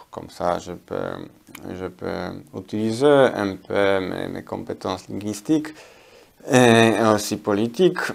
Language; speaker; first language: French; non-native, learner; Polish